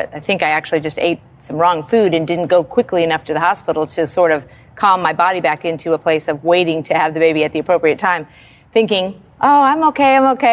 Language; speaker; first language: English; native; English